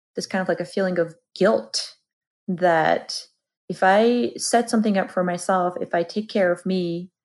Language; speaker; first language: English; non-native, fluent; Georgian